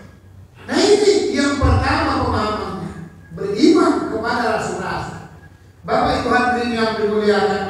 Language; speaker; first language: Indonesian; native; Indonesian